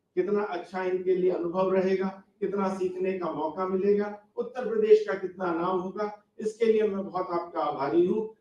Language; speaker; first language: Hindi; native; Hindi